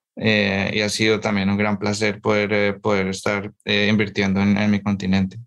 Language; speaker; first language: Spanish; native; Spanish